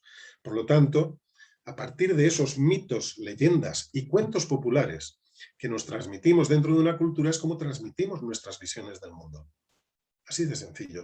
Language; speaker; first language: Spanish; native; Spanish